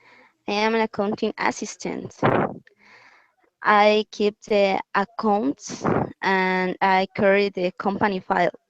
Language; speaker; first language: English; non-native, learner; Spanish